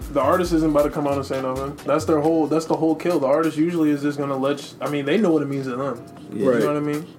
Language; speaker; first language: English; native; English